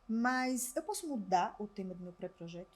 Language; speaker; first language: Portuguese; native; Portuguese